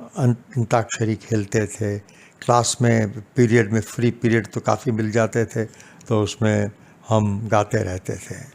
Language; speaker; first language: Hindi; non-native, local second language; Gujarati